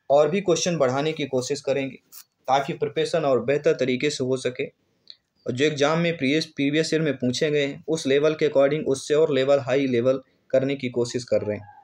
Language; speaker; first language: Hindi; native; Hindi